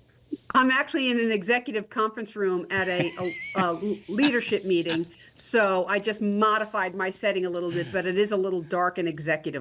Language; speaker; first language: English; native; English